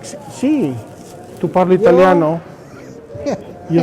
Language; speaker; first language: Italian; non-native, fluent; Spanish